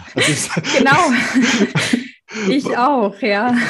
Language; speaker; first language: German; native; German